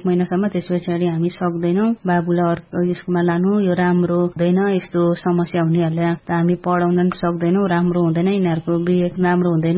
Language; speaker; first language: Nepali; native; Nepali